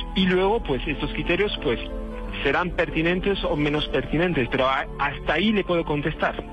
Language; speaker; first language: Spanish; non-native, fluent; French